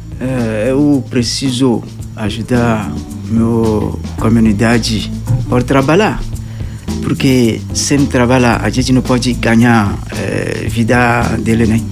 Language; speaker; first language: Portuguese; non-native, learner; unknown